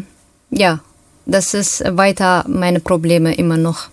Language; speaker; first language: German; non-native, learner; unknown